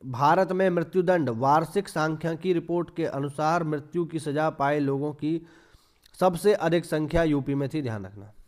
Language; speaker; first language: Hindi; native; Hindi